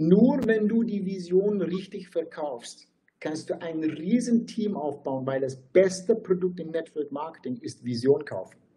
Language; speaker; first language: German; non-native, fluent; Turkish